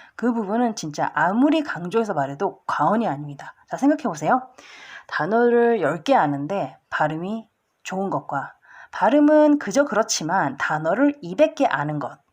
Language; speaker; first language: Korean; early bilingual, heritage; Korean